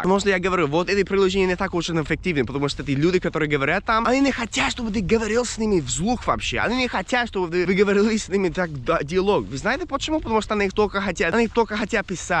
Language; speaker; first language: Russian; non-native, fluent; English